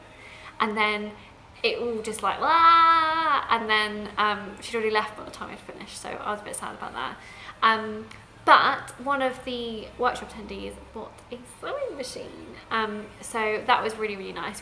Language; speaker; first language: English; native; English